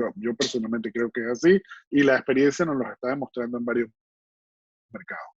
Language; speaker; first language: Spanish; native; Spanish